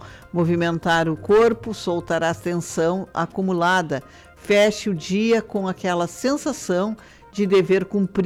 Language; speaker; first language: Portuguese; native; Portuguese